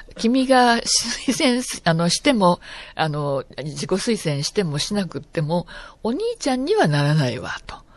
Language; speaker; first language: Japanese; native; Japanese